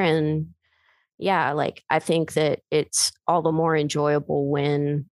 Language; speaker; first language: English; native; English